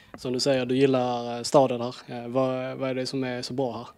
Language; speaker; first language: Swedish; native; Swedish